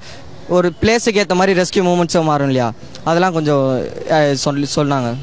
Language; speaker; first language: Tamil; native; Tamil